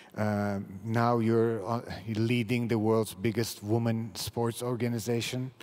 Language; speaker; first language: English; non-native, fluent; Turkish